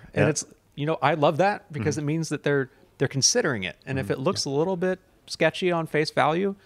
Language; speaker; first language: English; native; English